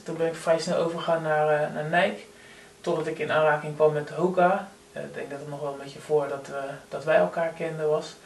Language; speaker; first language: Dutch; native; Dutch